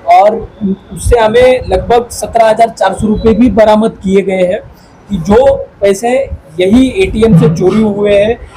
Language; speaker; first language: Hindi; non-native, local second language; Marathi